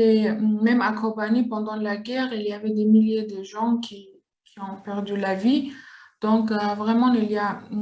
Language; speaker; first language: French; non-native, learner; Kurdish